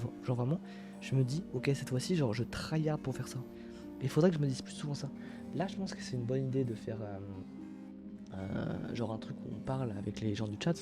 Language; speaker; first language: French; native; French